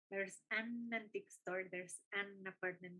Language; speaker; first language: English; non-native, fluent; Spanish